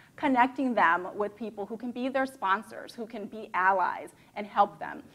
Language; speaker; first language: English; native; English